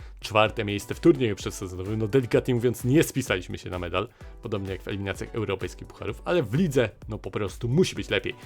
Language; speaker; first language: Polish; native; Polish